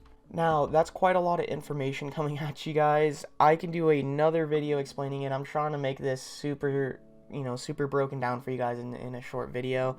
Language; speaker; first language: English; native; English